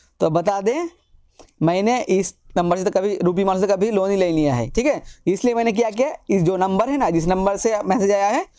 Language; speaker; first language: Hindi; non-native, local second language; Bangla